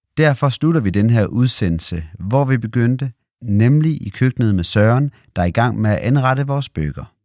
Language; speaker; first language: Danish; native; Danish